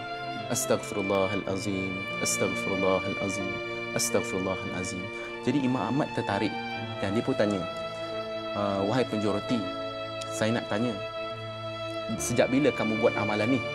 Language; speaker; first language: Malay; native; Malay